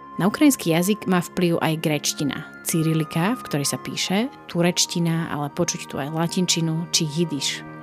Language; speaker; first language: Slovak; native; Slovak